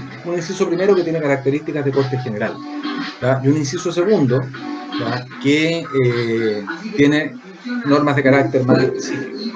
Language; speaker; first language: Spanish; native; Spanish